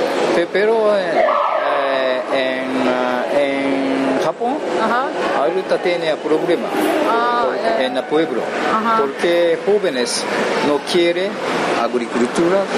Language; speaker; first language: Spanish; non-native, learner; Japanese